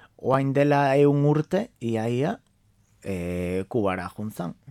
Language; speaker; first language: Basque; non-native, local second language; Galician